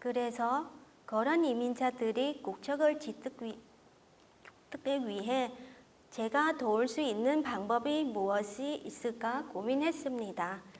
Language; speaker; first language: Korean; non-native, fluent; Vietnamese